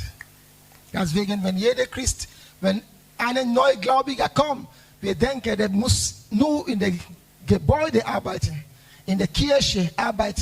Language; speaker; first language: German; non-native, learner; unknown